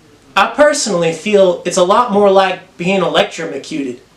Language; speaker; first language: English; native; English